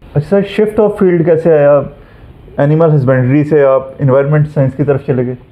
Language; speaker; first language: Urdu; non-native, local second language; Punjabi